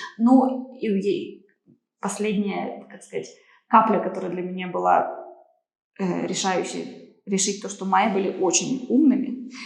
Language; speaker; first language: Russian; native; Russian